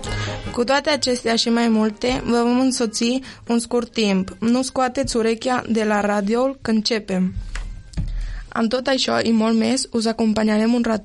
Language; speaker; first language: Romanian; early bilingual, heritage; Romanian